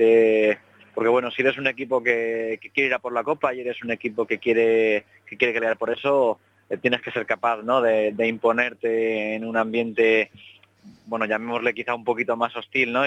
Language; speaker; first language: Spanish; native; Spanish